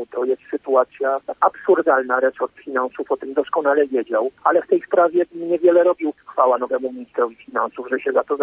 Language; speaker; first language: Polish; native; Polish